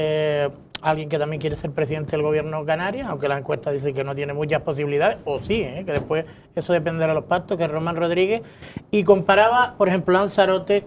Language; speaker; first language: Spanish; native; Spanish